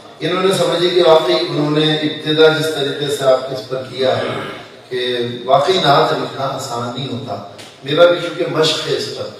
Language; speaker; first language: Urdu; non-native, local second language; Sindhi